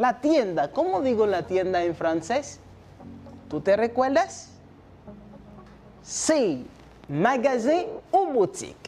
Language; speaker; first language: Spanish; non-native, fluent; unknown